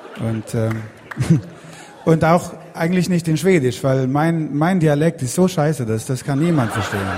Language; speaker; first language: German; non-native, fluent; Swedish